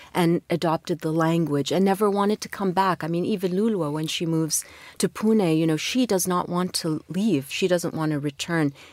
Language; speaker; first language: English; non-native, fluent; Arabic